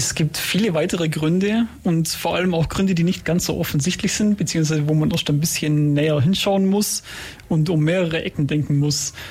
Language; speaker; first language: German; native; German